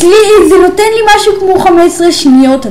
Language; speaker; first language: Hebrew; native; Hebrew